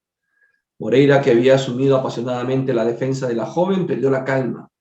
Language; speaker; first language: Spanish; native; Spanish